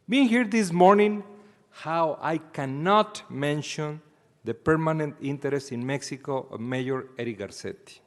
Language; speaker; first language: English; non-native, fluent; Spanish